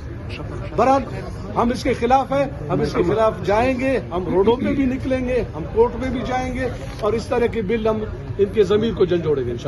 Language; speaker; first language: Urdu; non-native, local second language; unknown